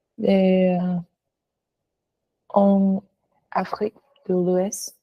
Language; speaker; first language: French; non-native, learner; Vietnamese